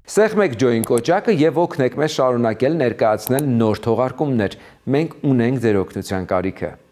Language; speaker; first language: Armenian; native; Armenian